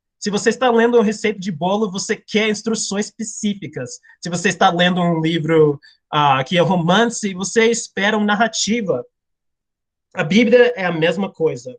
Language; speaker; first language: Portuguese; non-native, fluent; English